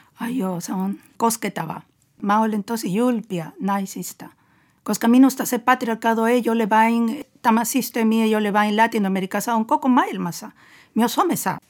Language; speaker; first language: Finnish; non-native, fluent; Spanish